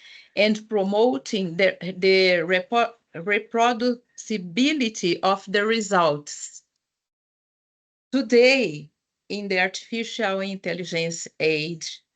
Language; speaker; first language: English; non-native, fluent; Portuguese